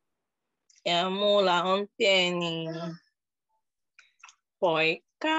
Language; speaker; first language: Finnish; non-native, learner; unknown